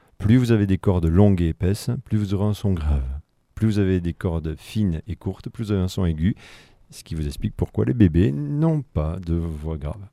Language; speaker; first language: French; native; French